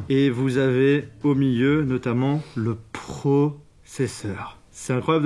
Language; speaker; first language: French; native; French